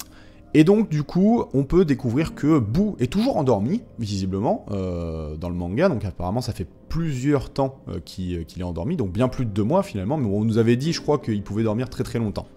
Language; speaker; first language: French; native; French